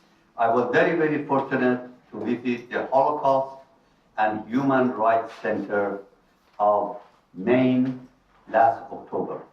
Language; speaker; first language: English; non-native, fluent; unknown